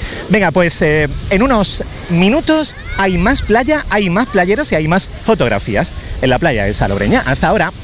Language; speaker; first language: Spanish; native; Spanish